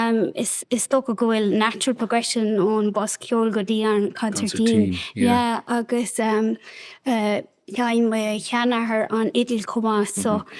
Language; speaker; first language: Irish; non-native, local second language; English